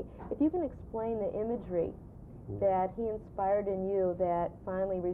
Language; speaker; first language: English; native; English